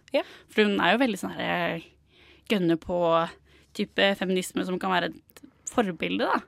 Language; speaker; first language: Norwegian; native; Norwegian